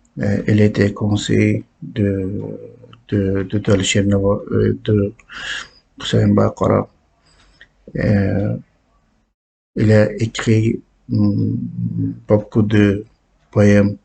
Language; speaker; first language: French; non-native, learner; Uzbek